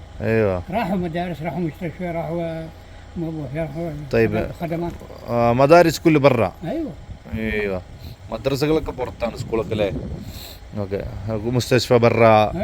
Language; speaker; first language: Arabic; non-native, learner; Malayalam